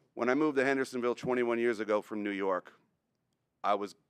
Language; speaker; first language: English; native; English